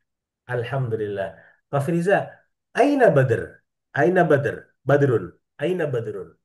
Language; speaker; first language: Arabic; non-native, fluent; Indonesian